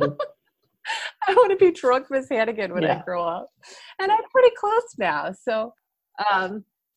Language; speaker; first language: English; native; English